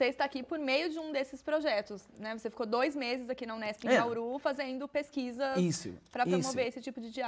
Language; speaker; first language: Portuguese; native; Portuguese